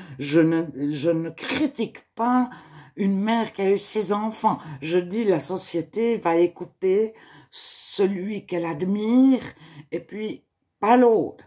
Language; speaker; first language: French; native; French